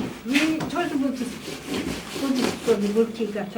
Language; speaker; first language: Russian; non-native, local second language; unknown